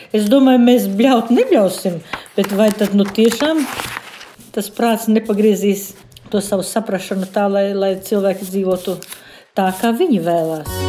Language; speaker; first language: Latvian; native; Latvian